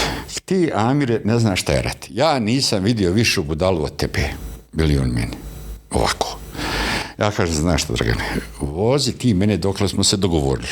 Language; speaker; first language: Bosnian; native; Bosnian